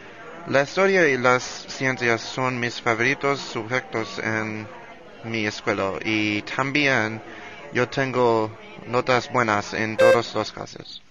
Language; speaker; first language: Spanish; non-native, learner; English